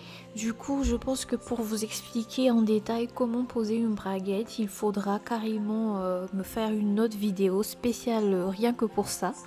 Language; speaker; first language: French; native; French